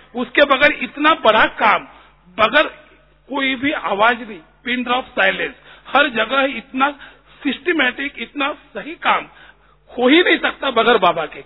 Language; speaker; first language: Hindi; native; Hindi